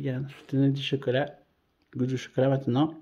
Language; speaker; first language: French; native; French